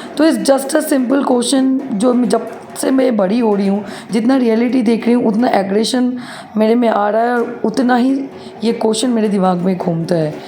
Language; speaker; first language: Hindi; non-native, local second language; Bangla